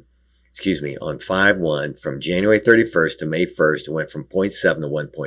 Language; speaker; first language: English; native; English